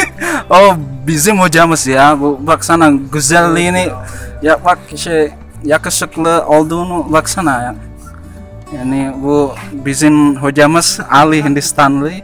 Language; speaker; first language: Turkish; non-native, learner; Indonesian